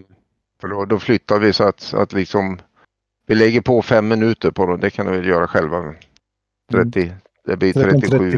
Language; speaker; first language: Swedish; native; Swedish